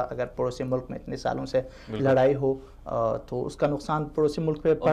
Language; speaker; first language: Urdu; non-native, fluent; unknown